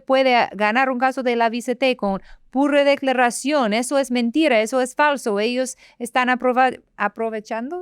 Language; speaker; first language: Spanish; non-native, fluent; English